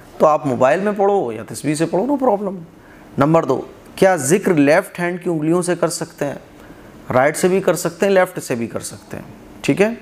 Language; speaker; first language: Urdu; native; Urdu